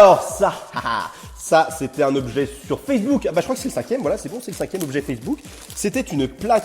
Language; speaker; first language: French; native; French